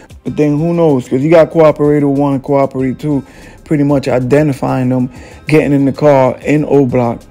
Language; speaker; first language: English; native; English